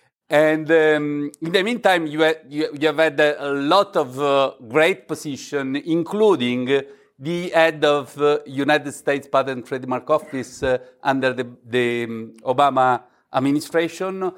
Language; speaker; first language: English; non-native, fluent; Italian